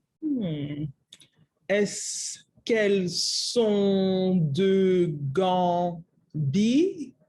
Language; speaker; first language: French; non-native, learner; English